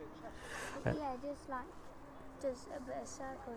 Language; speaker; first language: English; native; English